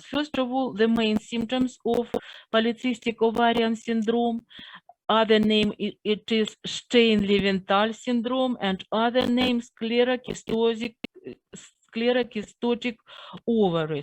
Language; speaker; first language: English; non-native, fluent; Russian